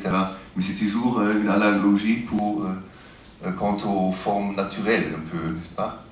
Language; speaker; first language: French; non-native, fluent; German